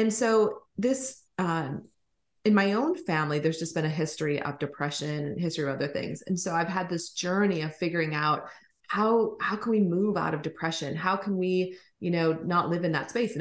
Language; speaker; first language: English; native; English